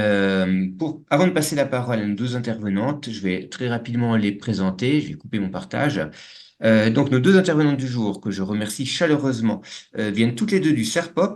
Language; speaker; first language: French; native; French